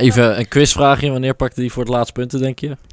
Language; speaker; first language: Dutch; native; Dutch